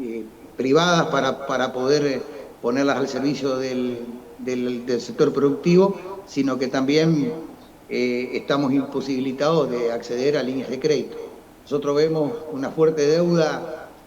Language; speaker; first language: Spanish; native; Spanish